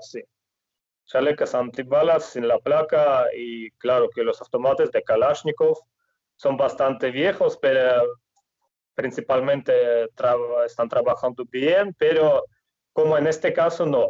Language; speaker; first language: Spanish; non-native, fluent; Russian